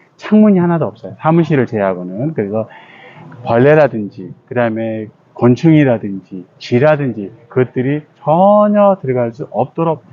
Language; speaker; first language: Korean; native; Korean